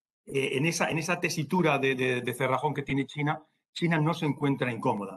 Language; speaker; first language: Spanish; native; Spanish